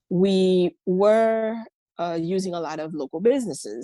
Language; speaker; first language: English; non-native, fluent; Haitian Creole